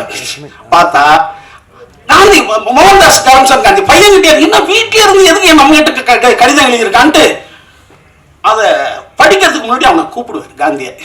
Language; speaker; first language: Tamil; native; Tamil